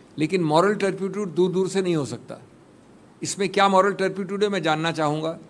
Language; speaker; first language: Hindi; native; Hindi